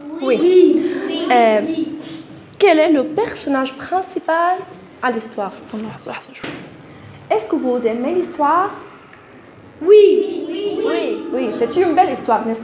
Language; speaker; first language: French; non-native, fluent; Arabic